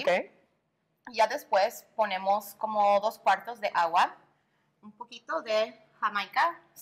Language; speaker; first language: Spanish; early bilingual, heritage; Spanish